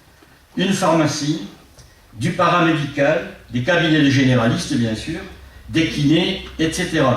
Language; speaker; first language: French; native; French